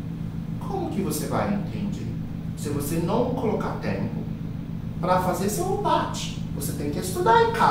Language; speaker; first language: Portuguese; non-native, fluent; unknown